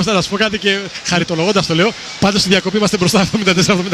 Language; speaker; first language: Greek; native; Greek